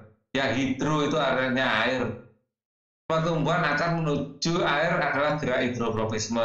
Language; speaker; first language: Indonesian; native; Indonesian